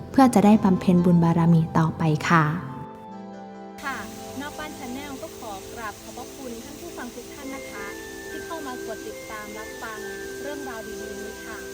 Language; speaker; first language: Thai; native; Thai